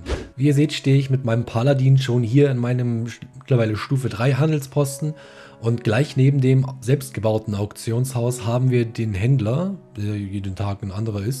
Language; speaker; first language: German; native; German